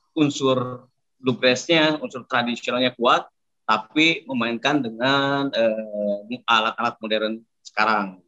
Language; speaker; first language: Indonesian; native; Indonesian